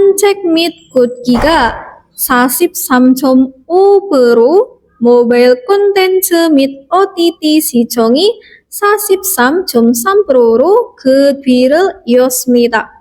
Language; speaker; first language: Korean; non-native, fluent; Indonesian